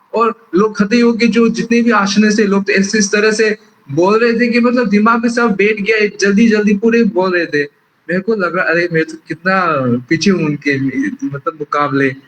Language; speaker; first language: Hindi; non-native, local second language; Manipuri